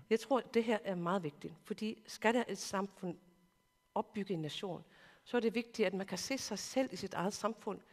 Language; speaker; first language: Danish; non-native, local second language; Kalaallisut